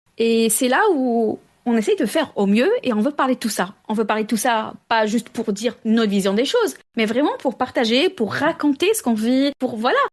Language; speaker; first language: French; non-native, local second language; Arabic